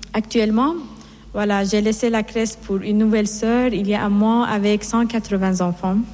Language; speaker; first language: French; non-native, fluent; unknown